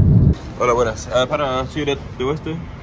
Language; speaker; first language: Spanish; non-native, learner; English